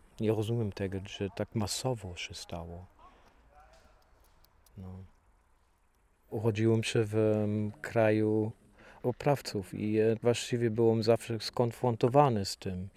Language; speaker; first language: Polish; non-native, fluent; German